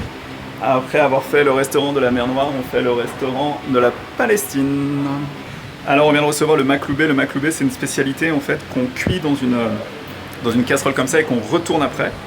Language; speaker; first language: French; native; French